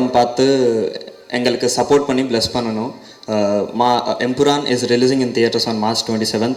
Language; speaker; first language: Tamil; non-native, learner; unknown